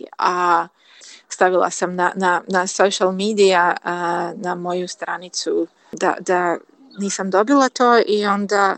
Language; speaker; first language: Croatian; early bilingual, heritage; Croatian